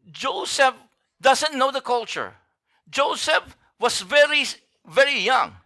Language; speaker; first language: English; non-native, local second language; Filipino